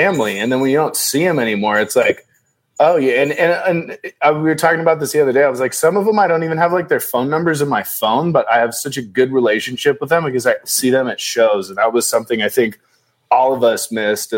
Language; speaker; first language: English; native; English